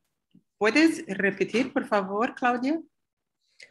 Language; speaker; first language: Spanish; non-native, learner; Portuguese